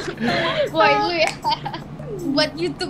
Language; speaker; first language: Indonesian; native; Indonesian